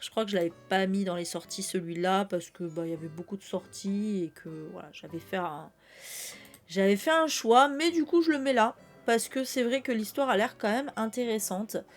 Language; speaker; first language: French; native; French